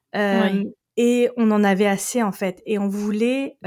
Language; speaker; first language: French; native; French